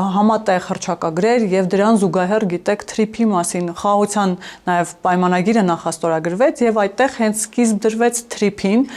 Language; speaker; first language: Armenian; native; Armenian